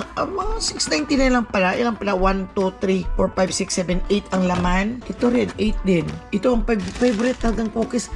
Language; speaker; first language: Filipino; non-native, local second language; Cebuano